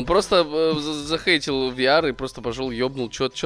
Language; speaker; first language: Russian; native; Russian